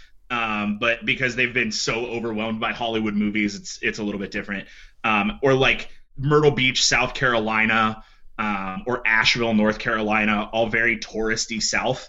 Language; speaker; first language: English; native; English